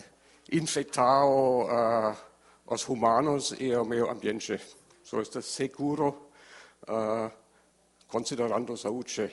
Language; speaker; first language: Portuguese; non-native, learner; German